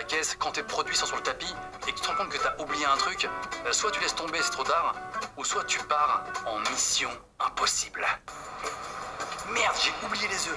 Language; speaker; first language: French; native; French